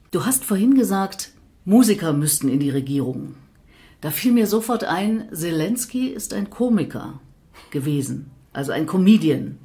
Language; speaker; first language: German; native; German